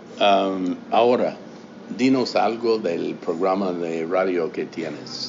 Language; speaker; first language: Spanish; non-native, fluent; English